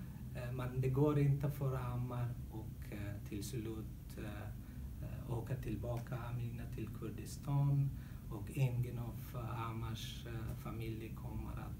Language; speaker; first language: Swedish; non-native, learner; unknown